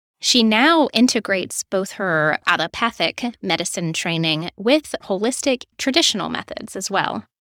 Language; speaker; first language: English; native; English